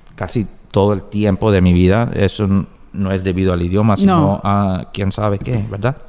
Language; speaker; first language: Spanish; early bilingual, heritage; Spanish